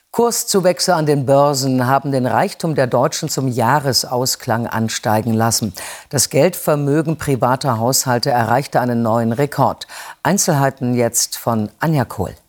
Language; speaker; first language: German; native; German